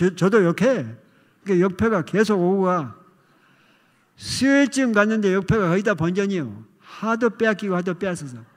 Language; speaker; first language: Korean; native; Korean